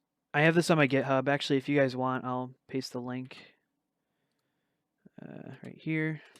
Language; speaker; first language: English; native; English